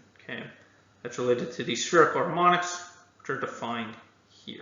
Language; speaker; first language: English; native; English